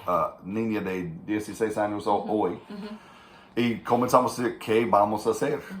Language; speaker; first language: Spanish; non-native, fluent; English